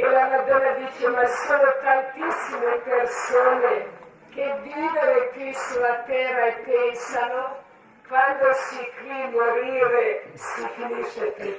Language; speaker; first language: Italian; non-native, learner; Croatian